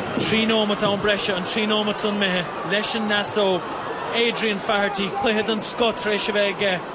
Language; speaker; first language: Irish; native; Irish